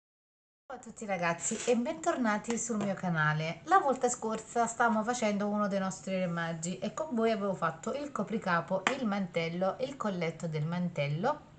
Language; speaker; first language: Italian; native; Italian